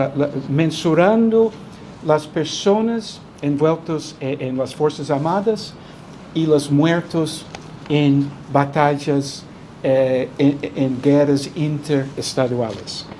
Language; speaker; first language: Spanish; non-native, fluent; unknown